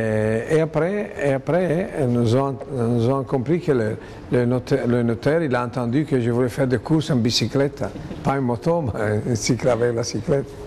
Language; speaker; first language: French; non-native, fluent; Italian